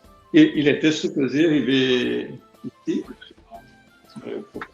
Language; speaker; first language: French; non-native, learner; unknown